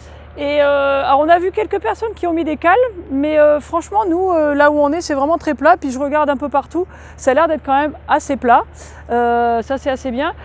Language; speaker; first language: French; native; French